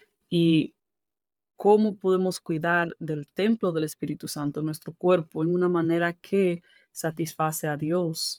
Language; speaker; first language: Spanish; native; Spanish